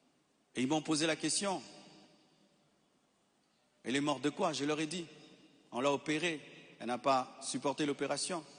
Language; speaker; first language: French; non-native, local second language; Lingala